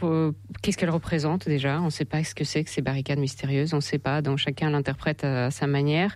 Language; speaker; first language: French; non-native, fluent; Ukrainian